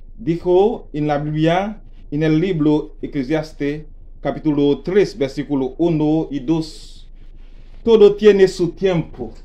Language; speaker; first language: Spanish; non-native, learner; Haitian Creole